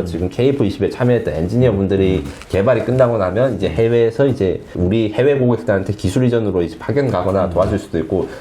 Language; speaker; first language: Korean; native; Korean